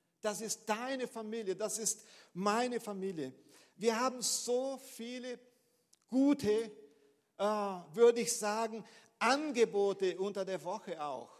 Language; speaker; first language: German; non-native, fluent; Portuguese